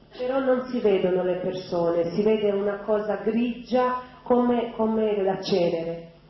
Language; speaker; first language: Italian; non-native, fluent; Croatian